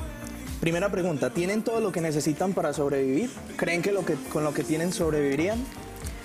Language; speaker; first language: Spanish; native; Spanish